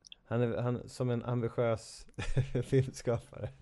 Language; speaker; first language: Swedish; native; Swedish